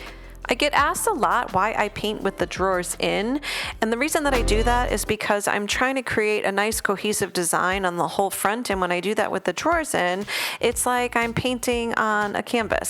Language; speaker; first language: English; native; English